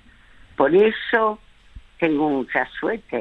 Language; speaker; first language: Spanish; early bilingual, other home language; French